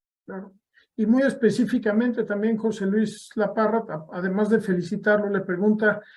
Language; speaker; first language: Spanish; native; Spanish